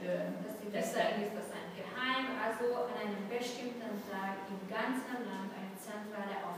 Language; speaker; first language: German; non-native, fluent; Hungarian